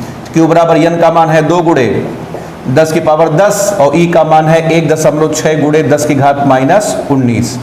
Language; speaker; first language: Hindi; native; Hindi